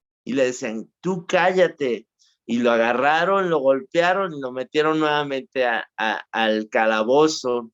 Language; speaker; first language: Spanish; native; Spanish